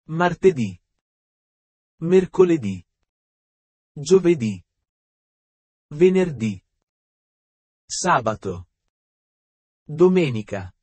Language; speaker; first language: Italian; non-native, fluent; Sinhala